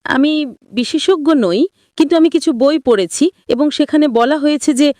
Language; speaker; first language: Bangla; non-native, fluent; Italian